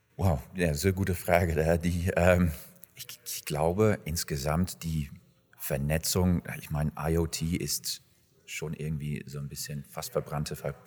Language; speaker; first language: German; non-native, fluent; English